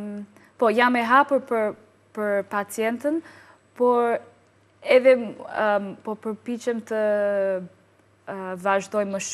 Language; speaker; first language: Albanian; non-native, learner; English